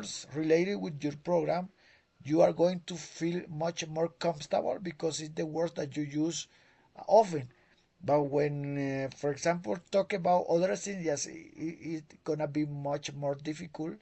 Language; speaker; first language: English; non-native, learner; Spanish